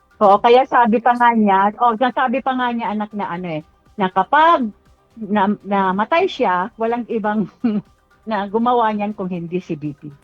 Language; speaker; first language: Filipino; non-native, local second language; Iloko